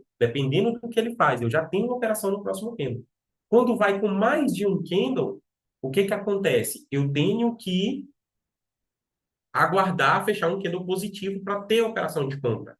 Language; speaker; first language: Portuguese; native; Portuguese